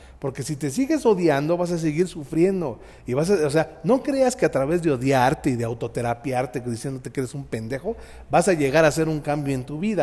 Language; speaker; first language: Spanish; native; Spanish